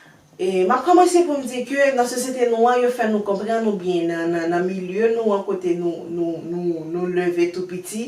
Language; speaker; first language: French; non-native, learner; Haitian Creole